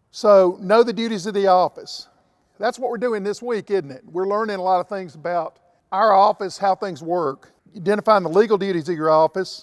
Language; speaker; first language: English; native; English